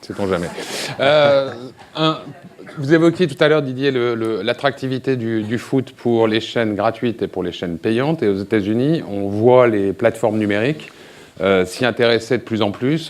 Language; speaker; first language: French; native; French